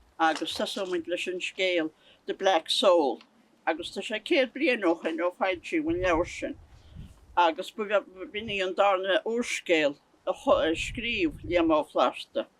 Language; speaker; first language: Irish; native; Irish